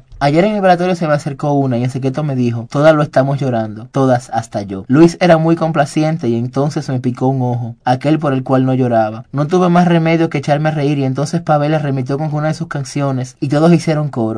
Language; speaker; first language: Spanish; native; Spanish